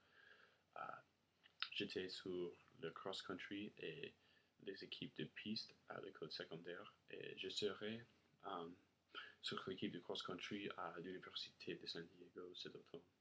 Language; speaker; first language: French; non-native, learner; English